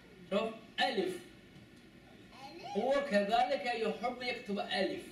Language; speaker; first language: Arabic; non-native, learner; Chinese